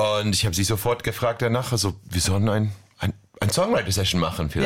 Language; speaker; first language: German; non-native, fluent; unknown